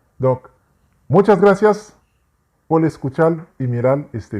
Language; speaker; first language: Spanish; non-native, fluent; Haitian Creole